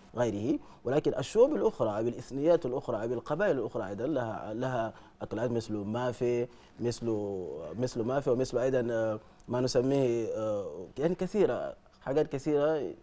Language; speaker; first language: Arabic; non-native, fluent; Wolof